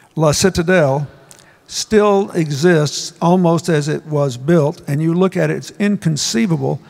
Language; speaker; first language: English; native; English